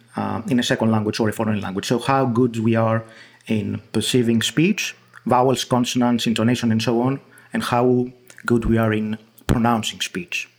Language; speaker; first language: English; non-native, fluent; Greek